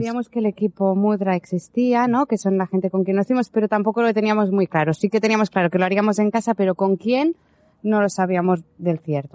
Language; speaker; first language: Spanish; native; Spanish